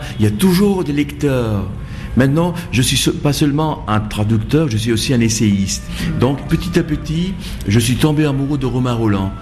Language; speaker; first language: French; non-native, fluent; Bangla